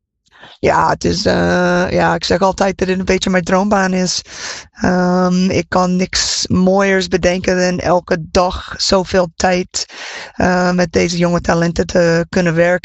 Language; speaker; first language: Dutch; non-native, fluent; English